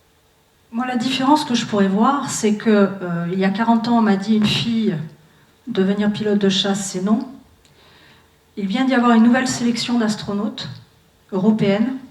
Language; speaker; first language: French; native; French